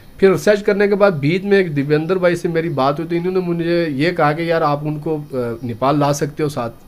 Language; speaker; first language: Urdu; native; Urdu